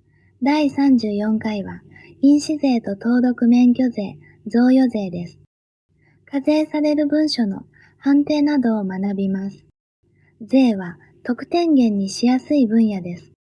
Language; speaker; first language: Japanese; native; Japanese